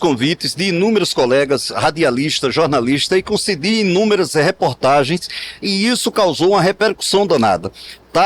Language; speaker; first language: Portuguese; native; Portuguese